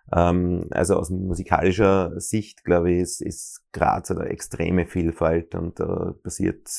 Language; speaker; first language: German; native; German